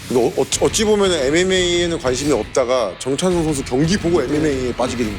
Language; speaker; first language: Korean; native; Korean